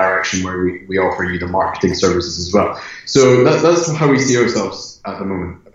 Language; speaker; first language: English; native; English